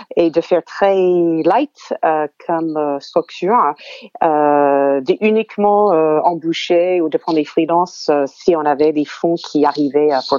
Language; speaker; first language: French; non-native, fluent; English